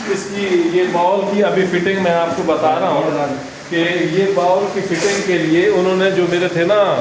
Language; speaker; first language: Urdu; non-native, local second language; Saraiki